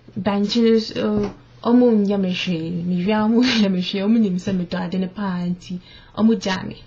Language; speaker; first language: English; non-native, local second language; Akan